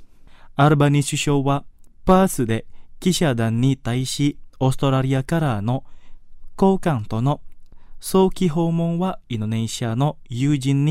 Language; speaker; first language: Japanese; non-native, fluent; Indonesian